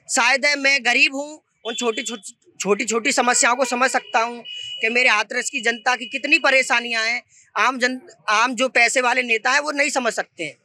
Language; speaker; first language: Hindi; native; Hindi